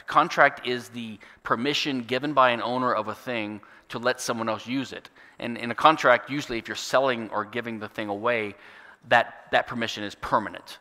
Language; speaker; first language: English; native; English